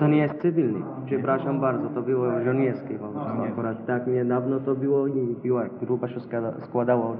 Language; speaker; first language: Polish; non-native, learner; Arabic